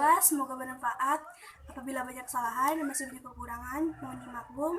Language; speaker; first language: Indonesian; native; Indonesian